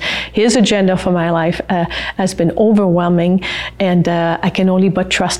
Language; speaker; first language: English; non-native, fluent; French